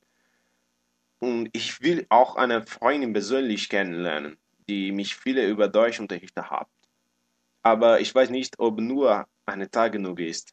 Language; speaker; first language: German; non-native, learner; Portuguese